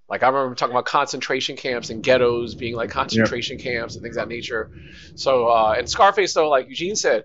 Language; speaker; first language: English; native; English